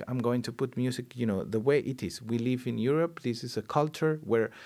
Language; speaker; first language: English; non-native, fluent; Spanish